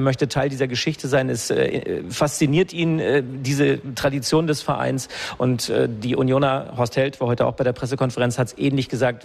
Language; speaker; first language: German; native; German